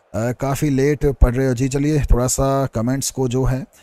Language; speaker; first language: Hindi; native; Hindi